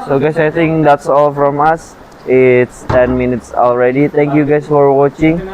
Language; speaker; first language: English; non-native, learner; Indonesian